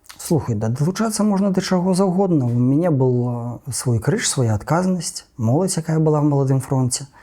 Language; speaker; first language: Belarusian; non-native, local second language; Russian